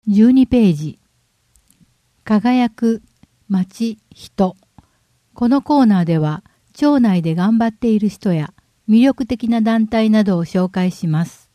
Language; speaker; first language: Japanese; native; Japanese